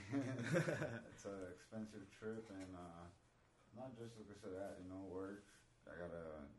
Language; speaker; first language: English; non-native, fluent; Spanish